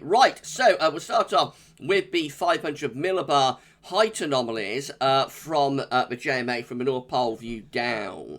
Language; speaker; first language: English; native; English